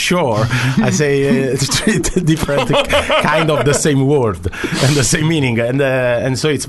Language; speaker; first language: English; non-native, fluent; Italian